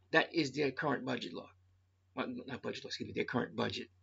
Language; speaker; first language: English; native; English